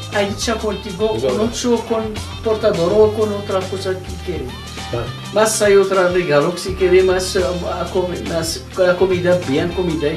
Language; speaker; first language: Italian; non-native, learner; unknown